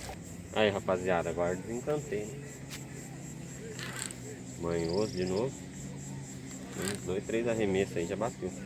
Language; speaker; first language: Portuguese; native; Portuguese